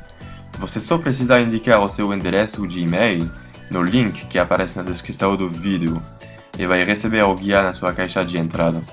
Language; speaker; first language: Portuguese; non-native, fluent; French